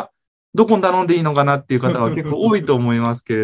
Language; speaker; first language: Japanese; native; Japanese